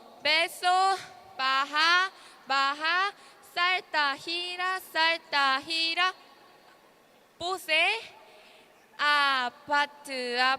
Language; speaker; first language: Spanish; non-native, learner; Korean